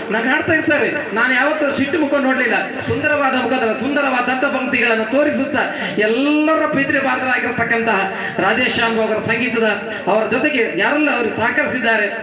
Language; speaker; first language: Kannada; native; Kannada